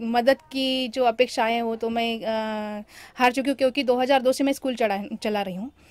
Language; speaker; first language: Hindi; non-native, local second language; Marathi